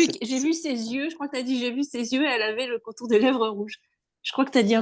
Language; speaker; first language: French; native; French